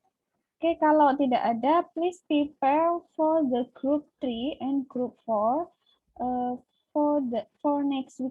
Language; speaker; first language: English; non-native, learner; Indonesian